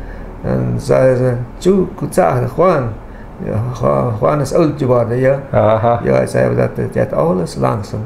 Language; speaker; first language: German; non-native, local second language; Low German